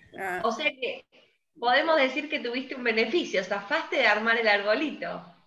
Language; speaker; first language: Spanish; native; Spanish